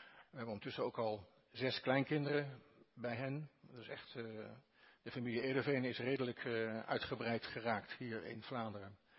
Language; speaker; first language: Dutch; native; Dutch